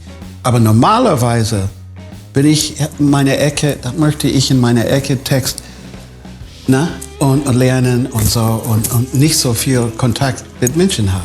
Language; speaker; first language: German; non-native, fluent; English